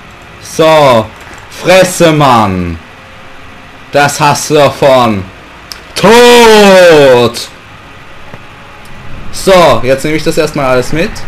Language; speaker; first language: German; native; German